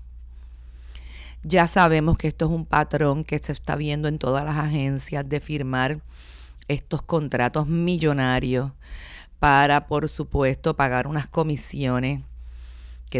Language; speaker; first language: Spanish; native; Spanish